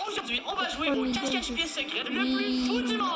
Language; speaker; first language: French; native; French